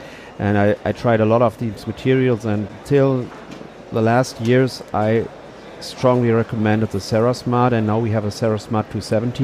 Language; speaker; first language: English; non-native, fluent; German